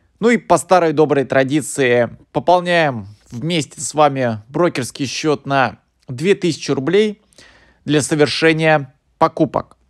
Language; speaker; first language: Russian; native; Russian